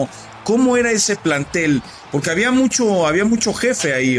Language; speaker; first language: Spanish; native; Spanish